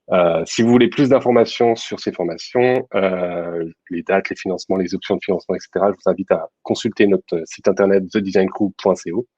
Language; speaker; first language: French; native; French